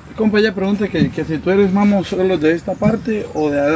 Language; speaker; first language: Spanish; native; Spanish